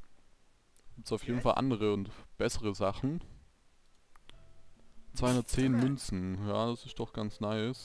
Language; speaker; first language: German; native; German